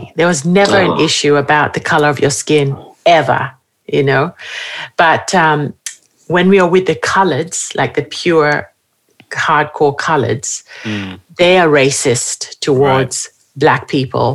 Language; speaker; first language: English; native; English